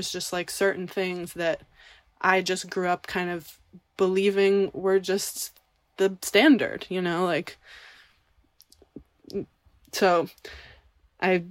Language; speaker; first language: English; native; English